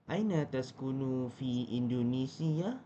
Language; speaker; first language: Arabic; non-native, learner; Malay